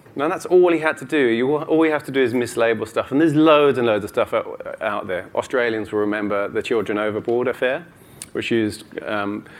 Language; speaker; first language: English; native; English